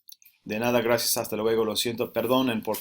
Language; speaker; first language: Spanish; non-native, fluent; English